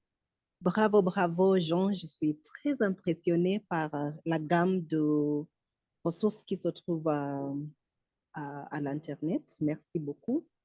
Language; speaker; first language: French; non-native, fluent; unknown